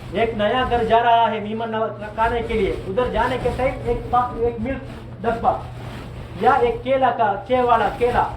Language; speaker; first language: Hindi; non-native, local second language; Tamil